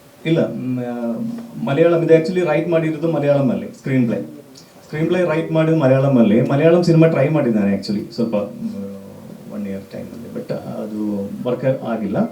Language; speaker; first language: Kannada; non-native, local second language; Malayalam